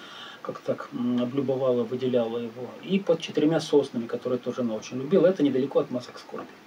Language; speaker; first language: Russian; native; Russian